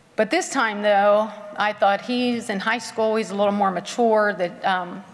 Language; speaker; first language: English; native; English